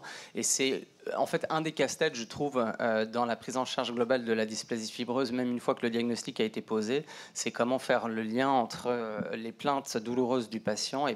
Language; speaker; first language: French; native; French